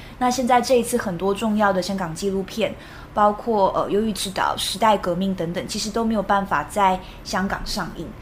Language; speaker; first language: Chinese; native; Chinese